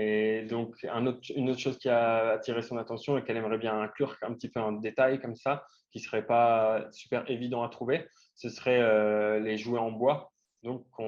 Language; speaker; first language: French; native; French